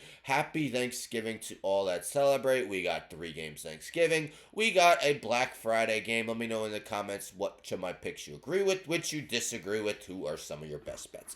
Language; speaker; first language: English; native; English